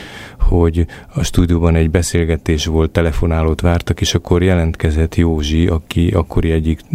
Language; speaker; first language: Hungarian; native; Hungarian